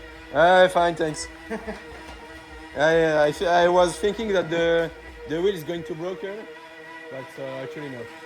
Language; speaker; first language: English; non-native, learner; French